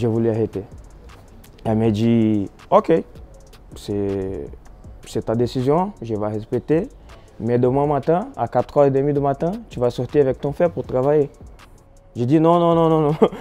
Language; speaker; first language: French; non-native, fluent; Portuguese